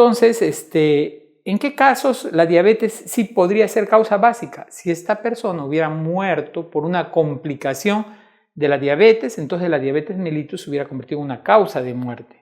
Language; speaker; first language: Spanish; native; Spanish